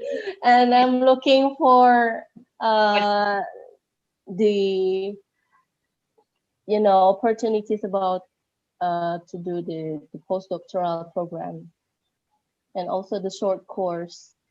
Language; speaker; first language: English; non-native, learner; Indonesian